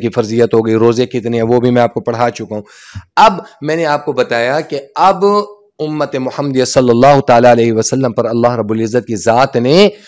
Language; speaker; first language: Urdu; non-native, local second language; Punjabi